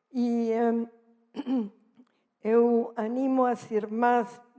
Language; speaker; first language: Portuguese; non-native, fluent; Spanish